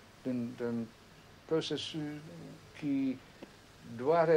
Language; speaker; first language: French; non-native, fluent; English